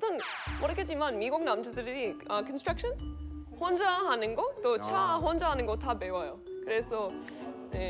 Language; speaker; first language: Korean; non-native, fluent; English